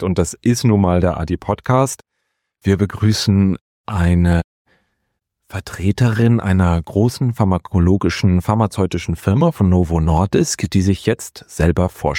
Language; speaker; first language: German; native; German